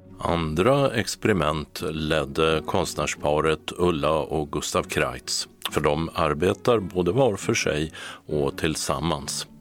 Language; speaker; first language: Swedish; native; Swedish